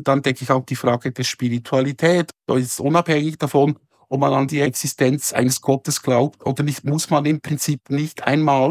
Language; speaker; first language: German; native; German